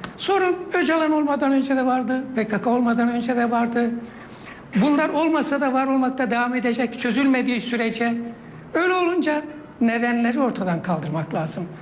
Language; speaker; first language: Turkish; non-native, local second language; Kurdish